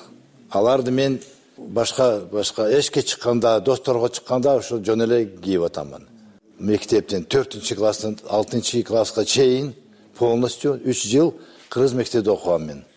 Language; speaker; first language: Kyrgyz; non-native, local second language; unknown